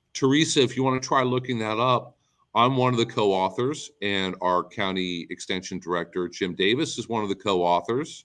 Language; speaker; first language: English; native; English